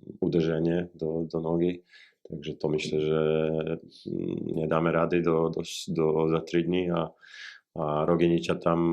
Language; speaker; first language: Polish; non-native, learner; Slovak